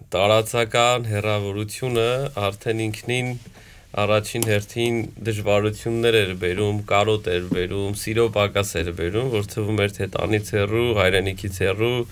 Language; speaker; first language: Armenian; native; Armenian